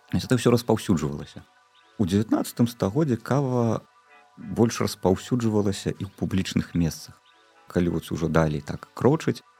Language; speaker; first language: Belarusian; non-native, local second language; Russian